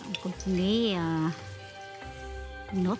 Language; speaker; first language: French; non-native, learner; Vietnamese